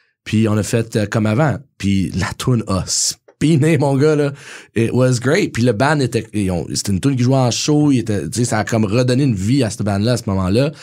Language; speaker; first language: French; native; French